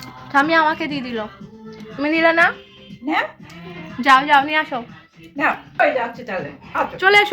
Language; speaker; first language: Bangla; native; Bangla